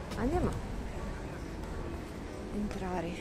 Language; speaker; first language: Italian; non-native, learner; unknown